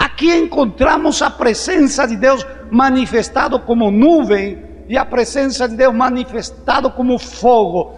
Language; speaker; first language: Portuguese; non-native, fluent; Spanish